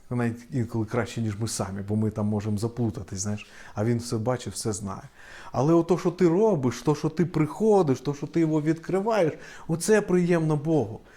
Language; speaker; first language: Ukrainian; non-native, local second language; Russian